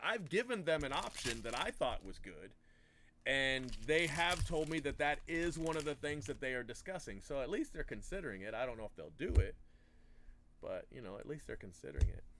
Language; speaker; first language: English; native; English